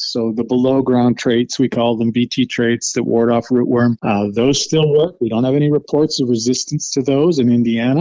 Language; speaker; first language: English; native; English